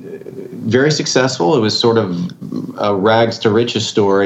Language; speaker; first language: English; native; English